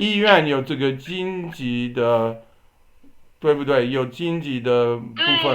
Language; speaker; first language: Chinese; non-native, learner; English